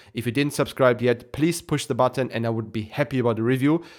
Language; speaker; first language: English; non-native, fluent; German